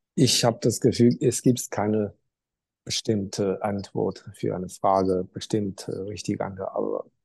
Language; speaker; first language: German; non-native, learner; Chinese